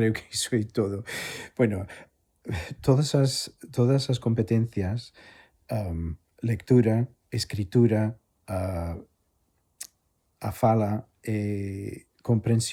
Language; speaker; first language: Galician; non-native, fluent; English